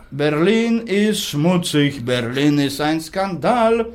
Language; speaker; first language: German; non-native, fluent; Russian